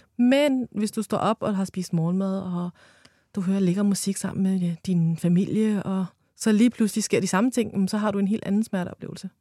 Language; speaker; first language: Danish; early bilingual, other home language; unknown